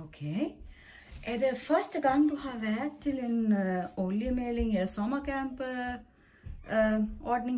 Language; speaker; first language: Danish; non-native, fluent; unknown